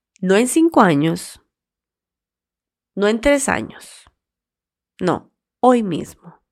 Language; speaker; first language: Spanish; native; Spanish